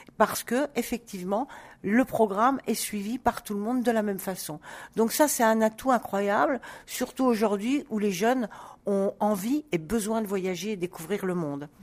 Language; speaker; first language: French; native; French